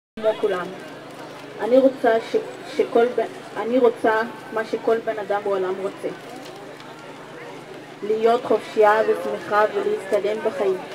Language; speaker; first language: Hebrew; early bilingual, other home language; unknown